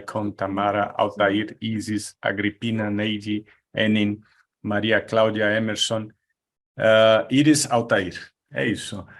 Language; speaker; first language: Spanish; non-native, fluent; Portuguese